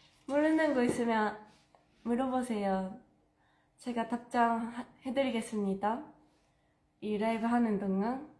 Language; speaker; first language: Korean; non-native, fluent; Japanese